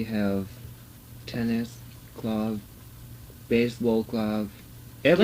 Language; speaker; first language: English; non-native, learner; Japanese